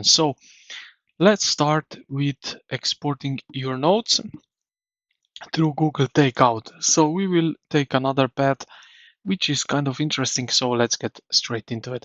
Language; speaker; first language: English; non-native, fluent; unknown